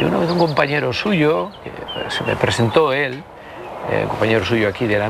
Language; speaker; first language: Spanish; native; Spanish